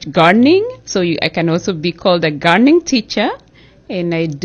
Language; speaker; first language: English; non-native, local second language; Kikuyu